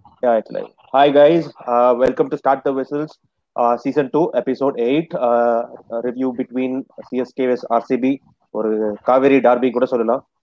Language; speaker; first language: English; non-native, local second language; Tamil